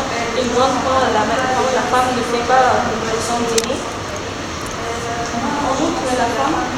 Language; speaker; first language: French; non-native, learner; Arabic